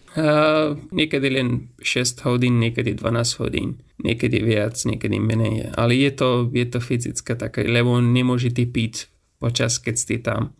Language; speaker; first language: Slovak; non-native, fluent; Persian